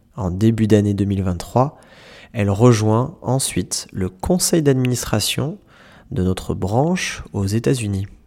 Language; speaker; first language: French; native; French